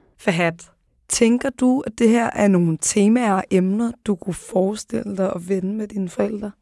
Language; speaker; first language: Danish; early bilingual, other home language; Arabic